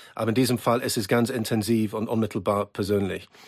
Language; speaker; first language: German; non-native, fluent; English